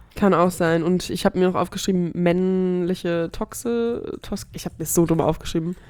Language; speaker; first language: German; native; German